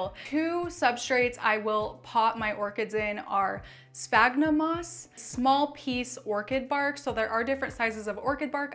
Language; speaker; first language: English; native; English